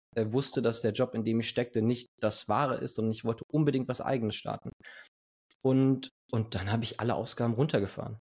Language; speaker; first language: German; early bilingual, other home language; Spanish